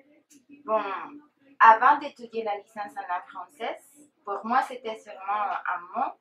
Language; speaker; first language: French; non-native, fluent; Spanish